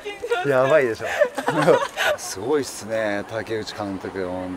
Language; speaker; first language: Japanese; native; Japanese